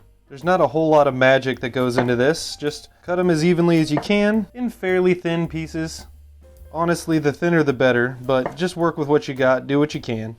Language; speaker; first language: English; native; English